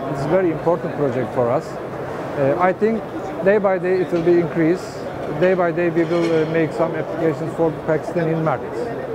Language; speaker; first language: English; non-native, learner; Turkish